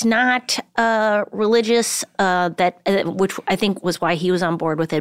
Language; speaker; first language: English; native; English